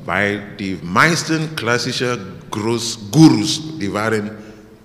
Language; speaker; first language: German; non-native, learner; English